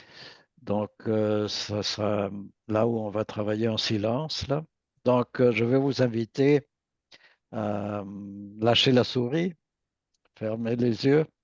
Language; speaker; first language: French; native; French